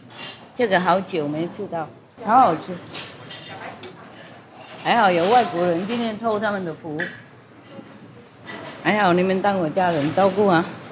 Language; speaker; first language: Chinese; non-native, fluent; Vietnamese